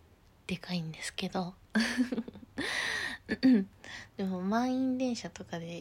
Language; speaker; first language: Japanese; native; Japanese